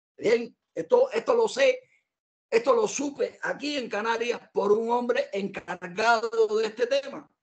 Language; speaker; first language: Spanish; native; Spanish